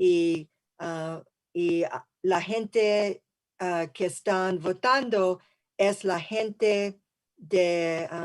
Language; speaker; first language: Spanish; early bilingual, heritage; English